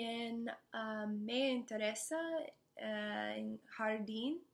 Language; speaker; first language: Spanish; non-native, learner; English